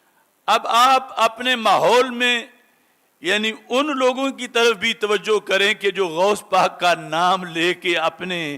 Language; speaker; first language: Urdu; native; Urdu